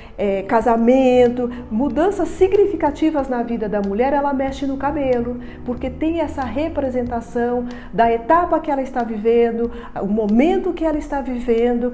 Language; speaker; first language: Portuguese; native; Portuguese